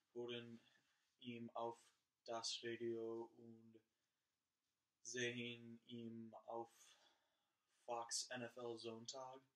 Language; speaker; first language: German; non-native, learner; English